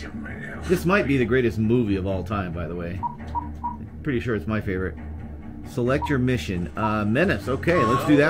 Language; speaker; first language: English; native; English